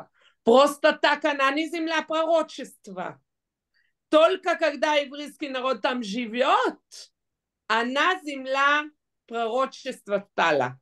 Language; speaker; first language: Russian; non-native, fluent; Hebrew